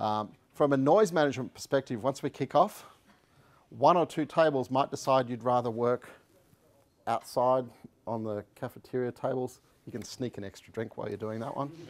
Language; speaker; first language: English; native; English